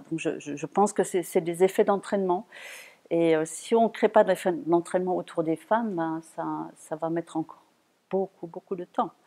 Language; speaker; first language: French; non-native, fluent; German